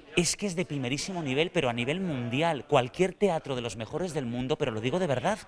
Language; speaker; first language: Spanish; native; Spanish